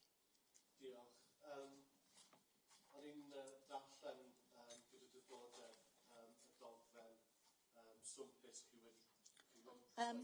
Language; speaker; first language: Welsh; non-native, fluent; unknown